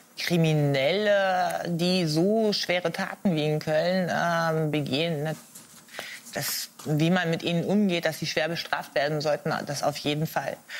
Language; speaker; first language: German; early bilingual, other home language; Arabic